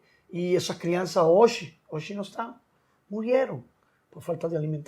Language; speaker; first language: Portuguese; non-native, learner; Spanish